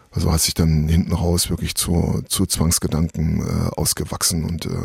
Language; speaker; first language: German; native; German